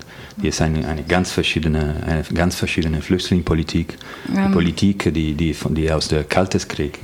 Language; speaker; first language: German; non-native, fluent; Italian